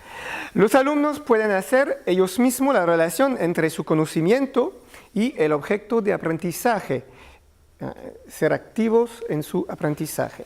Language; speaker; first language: Spanish; non-native, learner; French